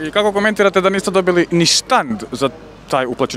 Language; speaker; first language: Croatian; native; Croatian